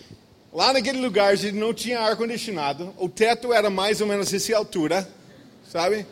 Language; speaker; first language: Portuguese; non-native, fluent; English